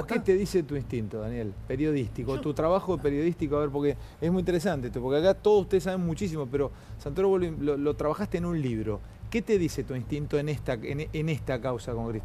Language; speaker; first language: Spanish; native; Spanish